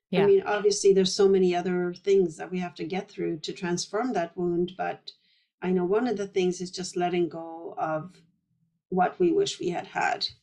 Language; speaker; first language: English; early bilingual, other home language; Polish